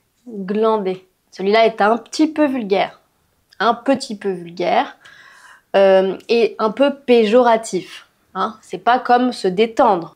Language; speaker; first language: French; native; French